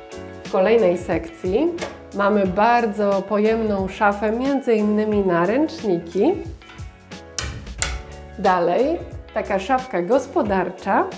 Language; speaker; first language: Polish; native; Polish